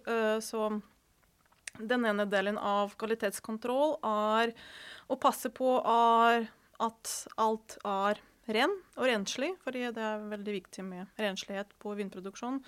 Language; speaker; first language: Norwegian; non-native, fluent; Ukrainian